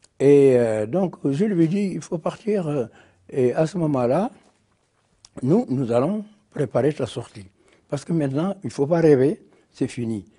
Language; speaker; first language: French; non-native, local second language; Wolof